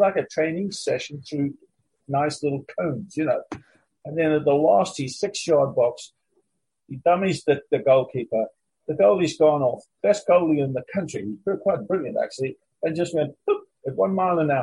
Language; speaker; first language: English; native; English